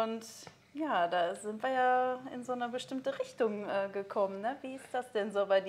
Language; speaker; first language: German; native; German